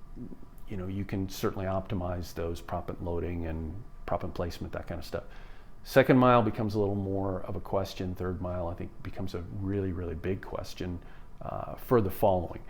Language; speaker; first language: English; native; English